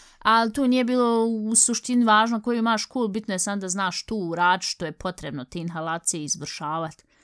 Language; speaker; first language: Bosnian; early bilingual, heritage; Bosnian